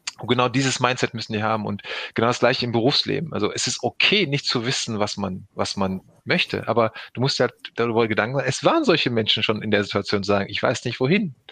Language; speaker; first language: German; early bilingual, other home language; Turkish